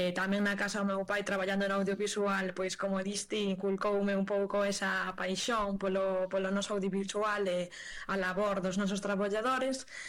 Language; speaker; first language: Galician; native; Galician